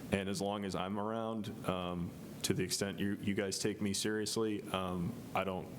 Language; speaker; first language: English; native; English